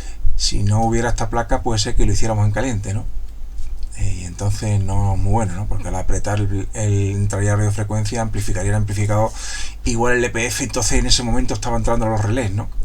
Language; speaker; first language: Spanish; native; Spanish